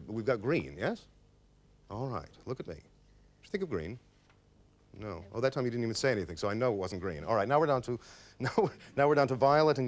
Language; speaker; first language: English; native; English